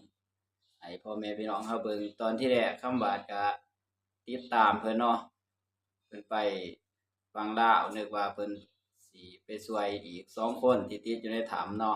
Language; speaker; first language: Thai; non-native, local second language; Lao